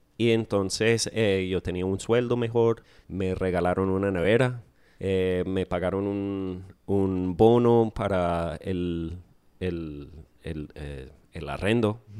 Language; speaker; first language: Spanish; non-native, fluent; English